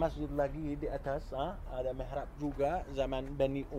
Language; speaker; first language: Indonesian; non-native, learner; Arabic